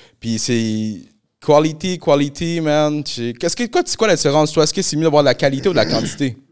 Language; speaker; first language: French; early bilingual, other home language; Spanish